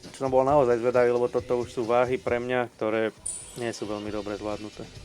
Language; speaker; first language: Slovak; native; Slovak